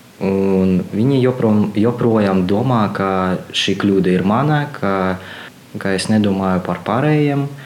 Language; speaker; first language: Latvian; non-native, local second language; Russian